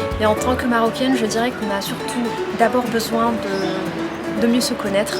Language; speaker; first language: French; non-native, local second language; Arabic